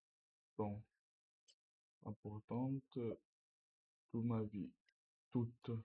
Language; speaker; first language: French; non-native, learner; Russian